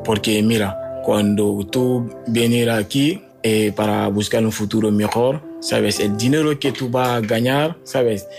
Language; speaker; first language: Spanish; non-native, learner; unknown